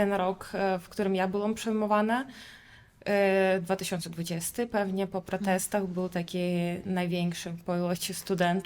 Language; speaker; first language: Polish; non-native, fluent; Russian